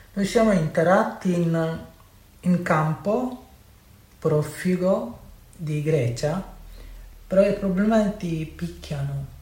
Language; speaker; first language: Italian; non-native, learner; Urdu